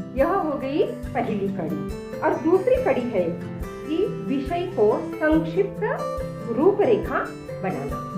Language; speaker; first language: Hindi; non-native, local second language; Marathi